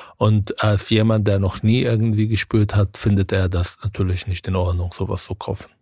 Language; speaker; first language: German; non-native, fluent; Arabic